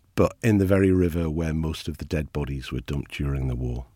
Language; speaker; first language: English; native; English